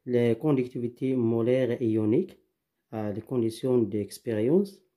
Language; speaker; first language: French; non-native, local second language; Arabic